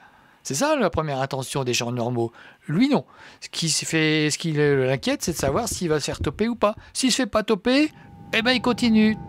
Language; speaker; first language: French; native; French